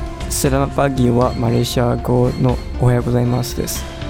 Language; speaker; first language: Japanese; non-native, fluent; Chinese